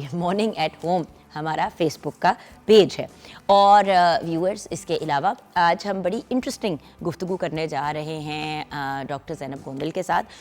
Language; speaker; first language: Urdu; non-native, local second language; Punjabi